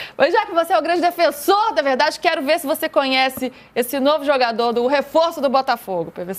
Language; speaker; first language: Portuguese; native; Portuguese